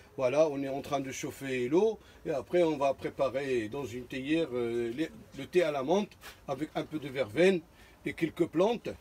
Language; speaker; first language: French; non-native, local second language; Arabic